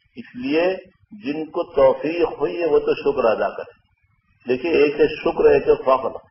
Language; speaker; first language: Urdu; native; Urdu